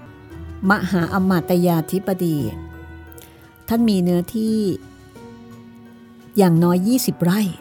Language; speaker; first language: Thai; native; Thai